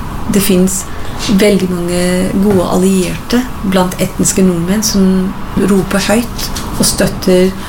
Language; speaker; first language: Norwegian; non-native, fluent; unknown